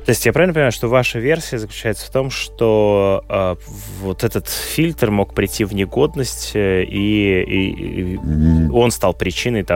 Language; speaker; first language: Russian; native; Russian